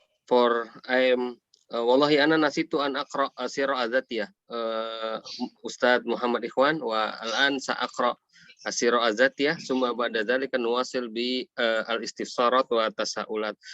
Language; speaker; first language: Arabic; non-native, fluent; Indonesian